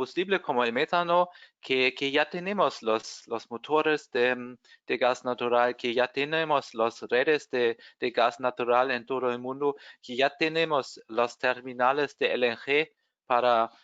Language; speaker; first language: Spanish; non-native, fluent; German